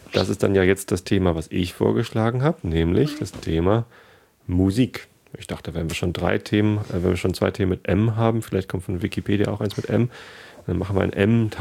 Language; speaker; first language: German; native; German